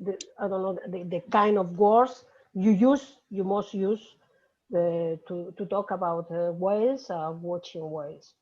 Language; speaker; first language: English; non-native, fluent; Spanish